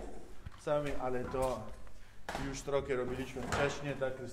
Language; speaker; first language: Polish; non-native, learner; Italian